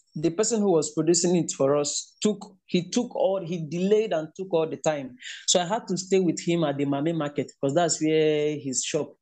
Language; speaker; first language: English; non-native, local second language; Igbo